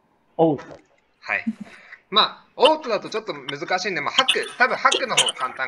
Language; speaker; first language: Japanese; native; Japanese